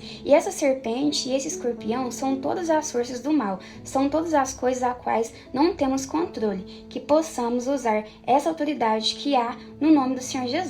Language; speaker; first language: Portuguese; native; Portuguese